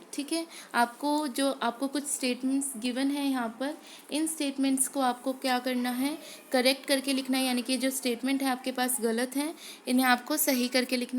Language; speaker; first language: Hindi; native; Hindi